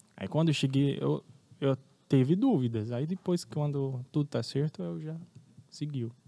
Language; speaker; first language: Portuguese; non-native, fluent; Arabic